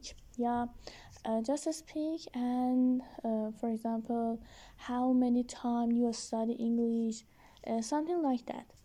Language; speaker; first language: English; non-native, learner; Persian